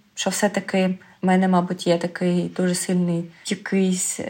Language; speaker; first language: Ukrainian; native; Ukrainian